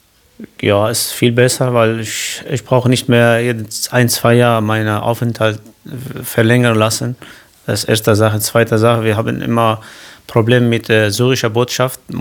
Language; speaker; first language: German; non-native, fluent; Arabic